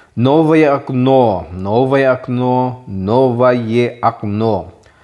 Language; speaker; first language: Russian; non-native, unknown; Filipino